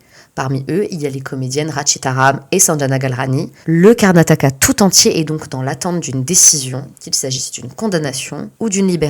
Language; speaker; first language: French; native; French